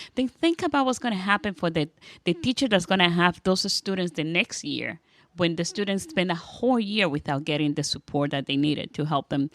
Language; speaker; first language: English; non-native, fluent; Spanish